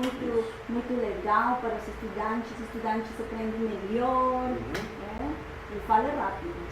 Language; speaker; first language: Portuguese; non-native, fluent; Spanish